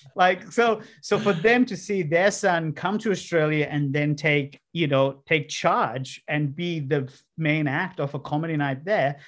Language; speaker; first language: English; non-native, local second language; Sinhala